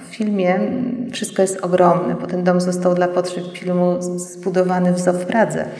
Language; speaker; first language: Polish; native; Polish